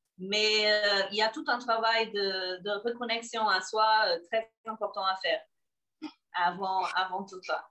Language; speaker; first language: French; non-native, fluent; Portuguese